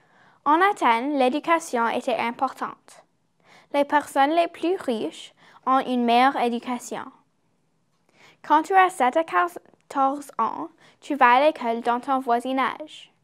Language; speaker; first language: French; non-native, learner; English